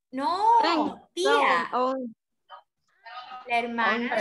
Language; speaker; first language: Spanish; non-native, learner; English